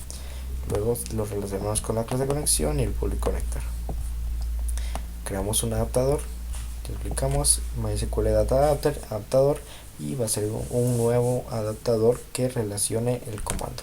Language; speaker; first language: Spanish; native; Spanish